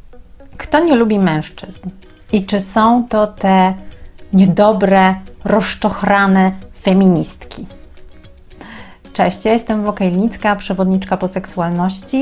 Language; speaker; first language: Polish; native; Polish